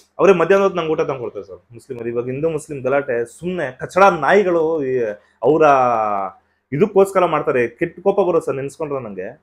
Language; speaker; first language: Kannada; non-native, local second language; Telugu